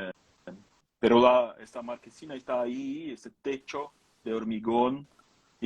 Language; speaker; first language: Spanish; non-native, fluent; Portuguese